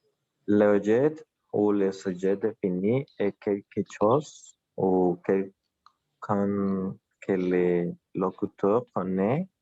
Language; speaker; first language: French; non-native, learner; Spanish